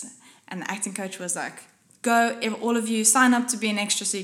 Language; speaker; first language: English; non-native, local second language; Afrikaans